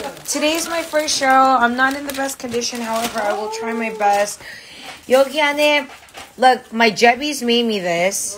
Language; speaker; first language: English; early bilingual, other home language; Korean